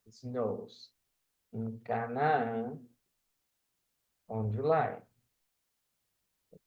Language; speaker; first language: English; non-native, fluent; Portuguese